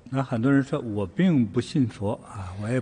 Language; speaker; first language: Chinese; native; Chinese